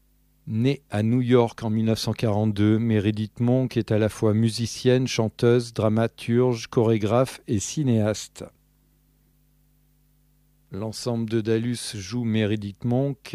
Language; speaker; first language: French; native; French